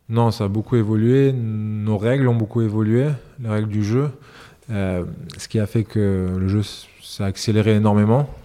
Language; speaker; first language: French; early bilingual, other home language; Serbian